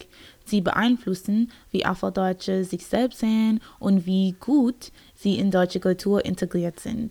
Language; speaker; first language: German; non-native, learner; English